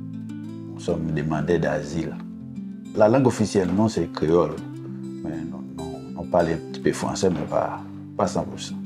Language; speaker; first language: French; non-native, learner; Haitian Creole